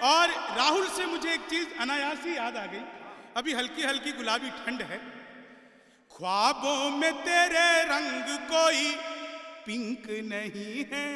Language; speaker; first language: Hindi; native; Hindi